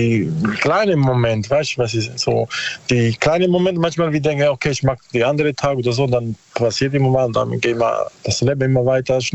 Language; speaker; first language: German; non-native, learner; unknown